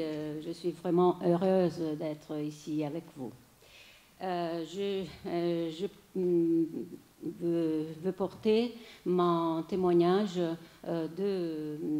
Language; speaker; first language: French; non-native, fluent; Italian